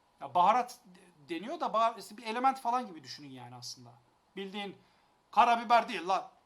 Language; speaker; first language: Turkish; native; Turkish